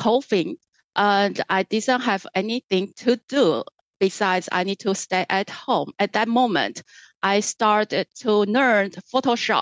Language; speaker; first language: English; non-native, fluent; Chinese